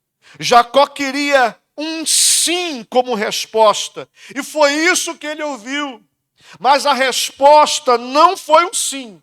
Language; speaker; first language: Portuguese; native; Portuguese